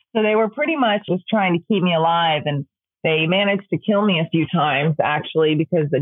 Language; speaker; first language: English; native; English